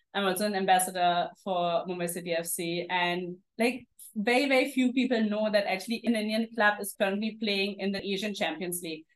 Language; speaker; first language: English; non-native, fluent; German